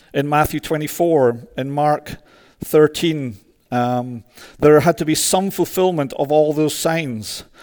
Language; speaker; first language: English; native; English